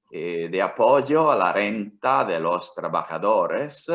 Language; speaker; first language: Spanish; non-native, fluent; Italian